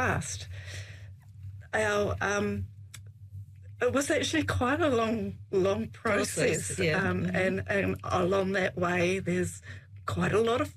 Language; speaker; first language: English; native; English